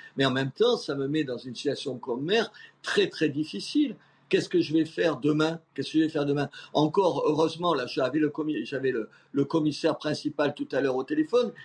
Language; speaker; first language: French; native; French